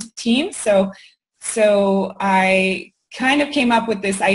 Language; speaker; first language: English; native; English